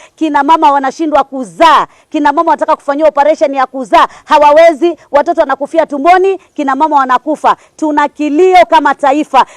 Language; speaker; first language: Swahili; native; Swahili